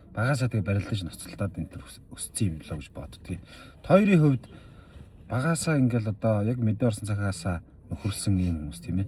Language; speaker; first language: Mongolian; native; Mongolian